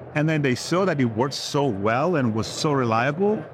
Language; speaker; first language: English; non-native, fluent; Italian